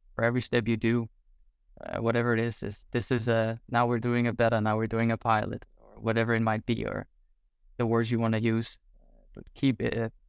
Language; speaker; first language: English; non-native, fluent; Portuguese